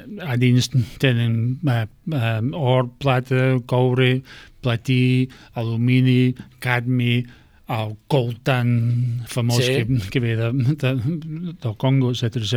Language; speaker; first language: Catalan; non-native, fluent; English